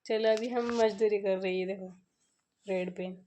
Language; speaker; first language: Hindi; non-native, local second language; Marathi